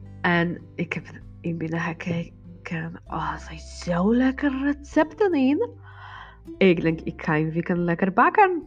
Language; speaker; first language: Dutch; non-native, learner; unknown